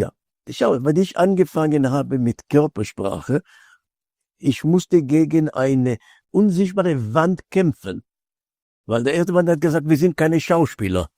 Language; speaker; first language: German; non-native, fluent; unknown